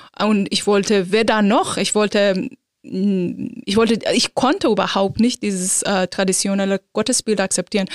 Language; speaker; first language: German; non-native, fluent; Azerbaijani